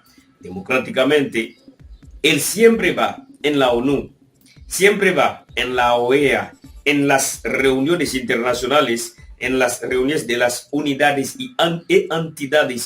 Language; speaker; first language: Spanish; non-native, fluent; Haitian Creole